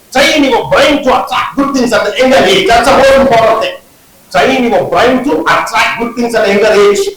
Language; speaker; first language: English; non-native, local second language; Tamil